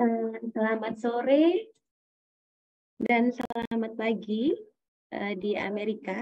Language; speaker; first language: Indonesian; native; Indonesian